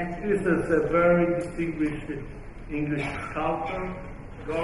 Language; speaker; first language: English; non-native, fluent; Italian